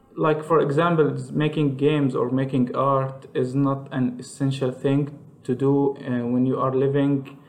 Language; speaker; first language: English; non-native, fluent; Arabic